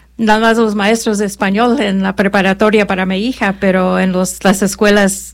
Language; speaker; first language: Spanish; early bilingual, other home language; English